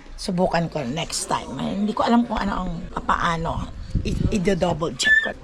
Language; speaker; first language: Filipino; non-native, local second language; Cebuano